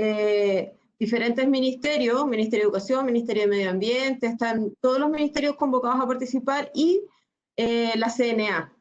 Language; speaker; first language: Spanish; native; Spanish